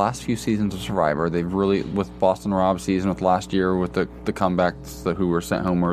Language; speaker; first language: English; native; English